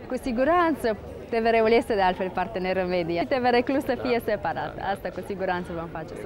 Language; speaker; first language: Romanian; native; Romanian